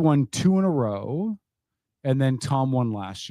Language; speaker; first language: English; native; English